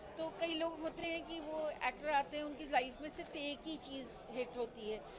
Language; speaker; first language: Hindi; non-native, local second language; Punjabi